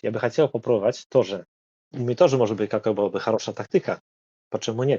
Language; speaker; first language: Russian; non-native, learner; Polish